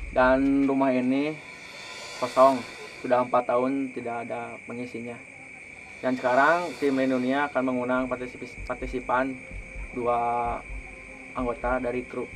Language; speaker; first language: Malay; non-native, local second language; Sundanese